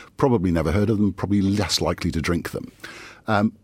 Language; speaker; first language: English; native; English